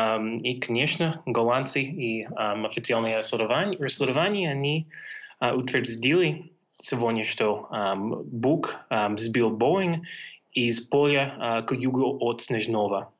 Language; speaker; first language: Russian; non-native, fluent; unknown